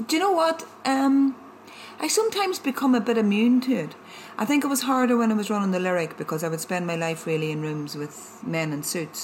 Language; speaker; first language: English; native; English